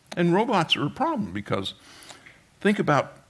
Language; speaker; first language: English; native; English